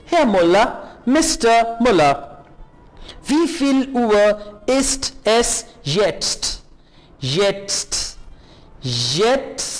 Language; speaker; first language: German; non-native, fluent; Urdu